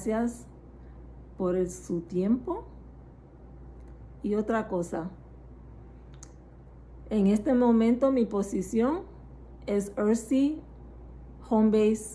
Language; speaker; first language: Spanish; early bilingual, heritage; Spanish